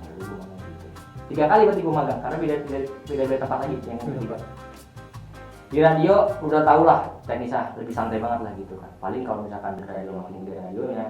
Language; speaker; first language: Indonesian; native; Indonesian